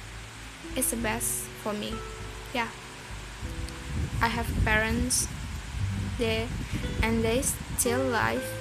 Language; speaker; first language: English; non-native, learner; Indonesian